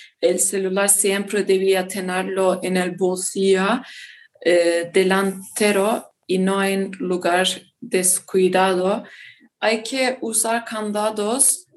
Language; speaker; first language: Spanish; non-native, learner; Turkish